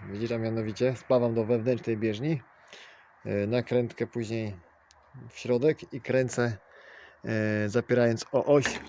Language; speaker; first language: Polish; native; Polish